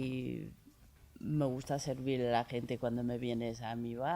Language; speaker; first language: Spanish; non-native, learner; Chinese